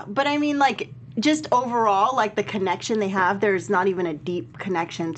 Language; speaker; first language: English; native; English